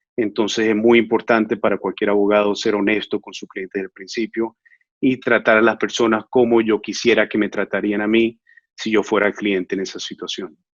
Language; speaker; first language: Spanish; native; Spanish